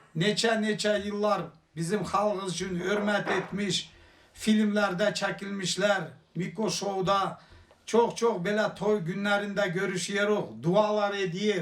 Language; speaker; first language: Turkish; native; Turkish